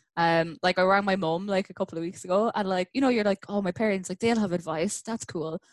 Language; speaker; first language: English; native; English